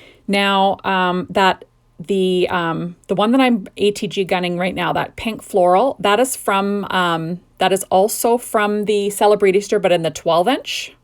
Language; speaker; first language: English; native; English